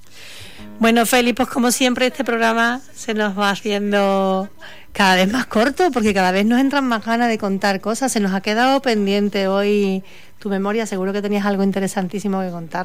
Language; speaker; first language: Spanish; native; Spanish